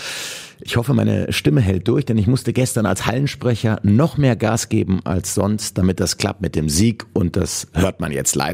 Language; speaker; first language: German; native; German